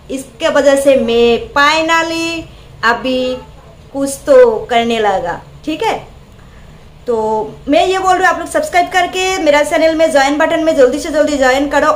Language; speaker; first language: Hindi; non-native, local second language; Bangla